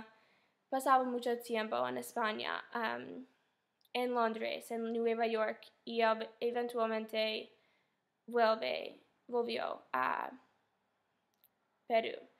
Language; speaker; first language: Spanish; non-native, fluent; English